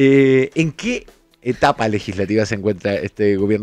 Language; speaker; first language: Spanish; native; Spanish